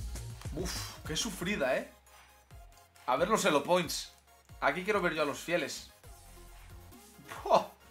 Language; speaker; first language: Spanish; native; Spanish